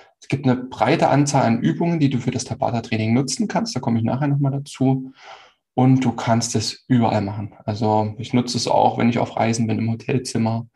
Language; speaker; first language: German; native; German